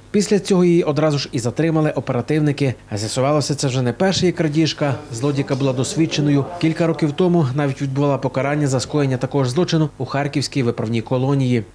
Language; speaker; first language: Ukrainian; native; Ukrainian